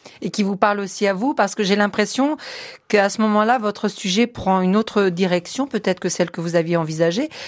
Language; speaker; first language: French; native; French